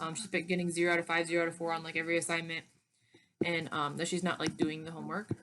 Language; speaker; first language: English; native; English